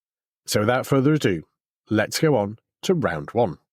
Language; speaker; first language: English; native; English